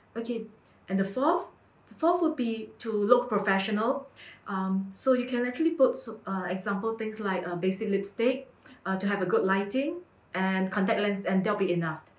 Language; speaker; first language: English; native; English